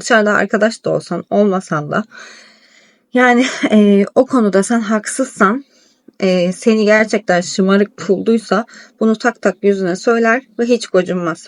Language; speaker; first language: Turkish; native; Turkish